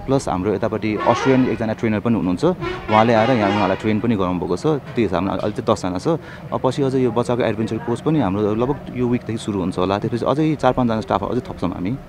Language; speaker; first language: Nepali; native; Nepali